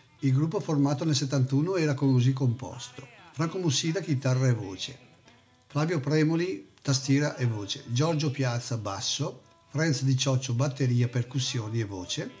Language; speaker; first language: Italian; native; Italian